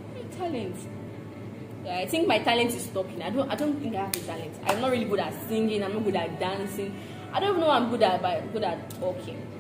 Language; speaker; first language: English; non-native, local second language; Yoruba